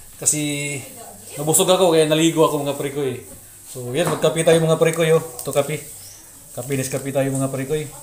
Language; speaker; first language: Filipino; non-native, local second language; Cebuano